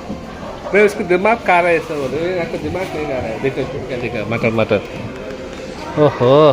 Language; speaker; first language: Hindi; non-native, local second language; Telugu